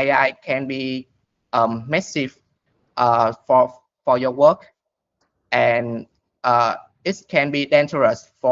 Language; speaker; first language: English; non-native, learner; Vietnamese